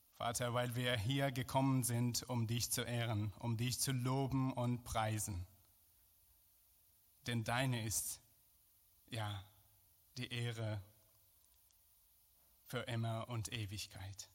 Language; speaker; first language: German; non-native, fluent; Persian